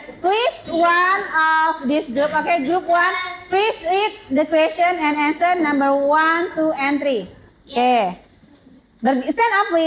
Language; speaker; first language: English; non-native, learner; Indonesian